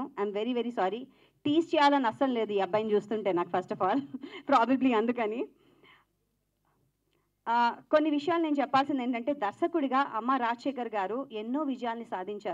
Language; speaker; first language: Telugu; native; Telugu